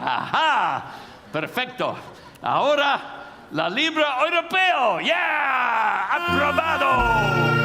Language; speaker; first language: Spanish; non-native, fluent; English